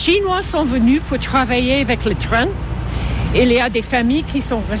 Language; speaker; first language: French; non-native, fluent; English